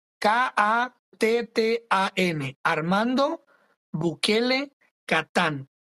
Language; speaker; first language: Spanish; early bilingual, other home language; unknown